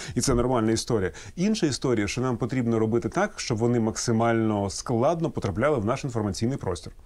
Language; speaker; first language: Ukrainian; non-native, local second language; Russian